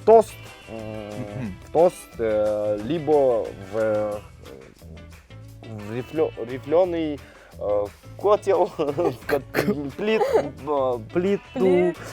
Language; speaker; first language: Russian; native; Russian